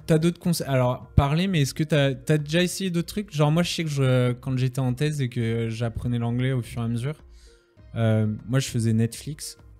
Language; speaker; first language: French; native; French